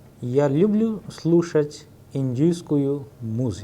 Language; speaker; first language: Russian; non-native, fluent; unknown